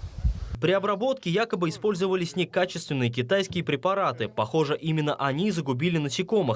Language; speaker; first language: Russian; native; Russian